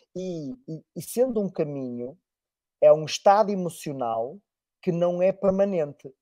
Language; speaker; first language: Portuguese; native; Portuguese